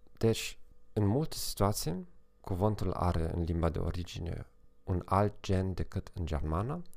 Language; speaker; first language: Romanian; non-native, fluent; German